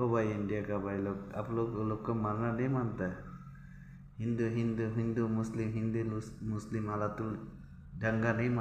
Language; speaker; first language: Hindi; non-native, learner; Bangla